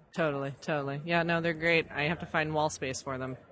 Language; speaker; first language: English; native; English